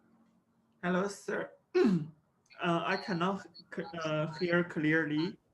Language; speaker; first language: English; non-native, local second language; Chinese